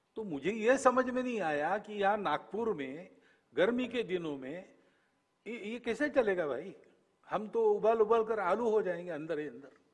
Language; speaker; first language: Hindi; non-native, local second language; Marathi